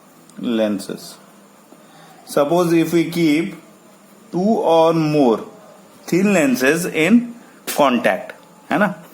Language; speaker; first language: English; non-native, local second language; Hindi